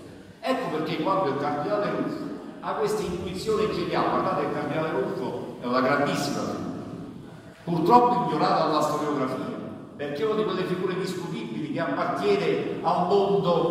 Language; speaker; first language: Italian; native; Italian